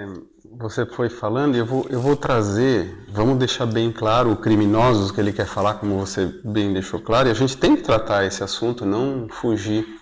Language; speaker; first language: Portuguese; native; Portuguese